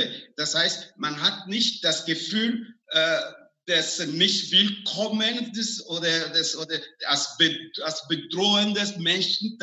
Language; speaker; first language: German; non-native, fluent; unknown